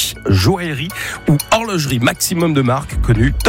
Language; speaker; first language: French; native; French